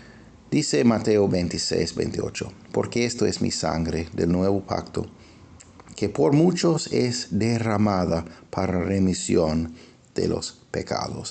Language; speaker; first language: Spanish; non-native, fluent; English